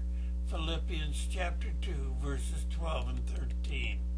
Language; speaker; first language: English; native; English